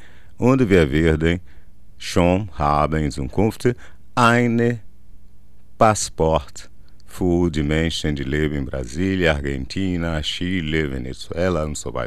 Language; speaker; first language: German; non-native, learner; Portuguese